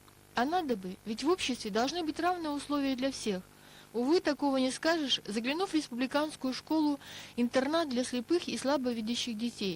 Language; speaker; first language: Russian; native; Russian